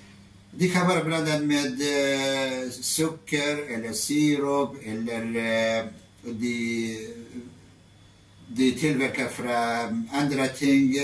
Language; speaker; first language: Norwegian; non-native, fluent; Arabic